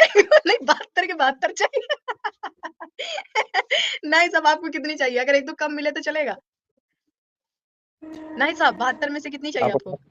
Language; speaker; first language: Hindi; native; Hindi